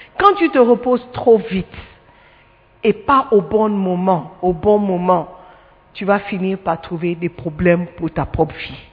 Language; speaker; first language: French; non-native, fluent; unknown